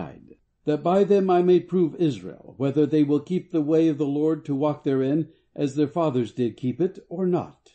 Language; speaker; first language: English; native; English